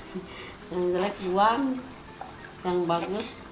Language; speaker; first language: Indonesian; native; Indonesian